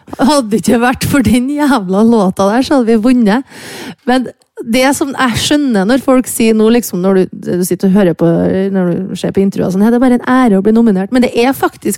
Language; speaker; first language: Norwegian; native; Norwegian